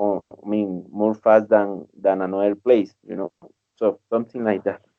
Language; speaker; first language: English; non-native, learner; Spanish